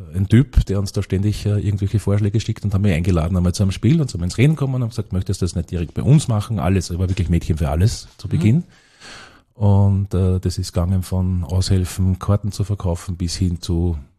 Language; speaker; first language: German; native; German